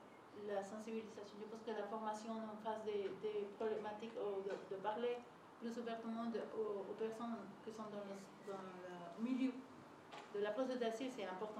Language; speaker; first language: French; non-native, learner; Spanish